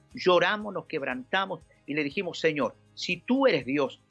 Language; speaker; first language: Spanish; native; Spanish